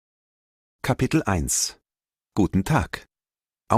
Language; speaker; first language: German; non-native, learner; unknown